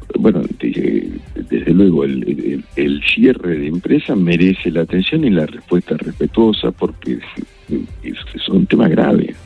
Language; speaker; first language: Spanish; native; Spanish